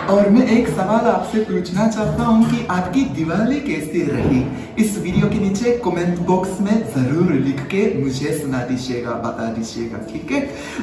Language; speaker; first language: Hindi; non-native, fluent; Japanese